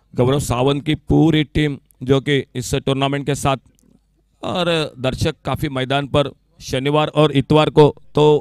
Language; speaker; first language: Hindi; non-native, local second language; Marathi